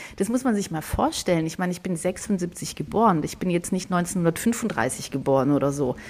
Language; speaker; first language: German; early bilingual, other home language; Greek